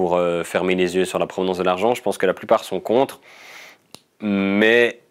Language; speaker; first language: French; native; French